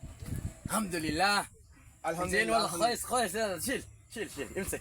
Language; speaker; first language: Arabic; non-native, learner; Bangla